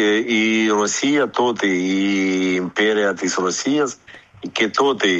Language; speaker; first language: Greek; early bilingual, heritage; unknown